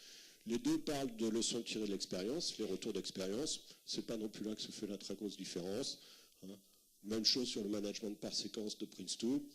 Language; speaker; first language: French; native; French